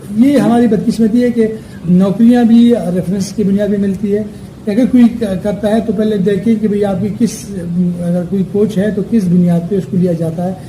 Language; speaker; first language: Urdu; non-native, local second language; Pashto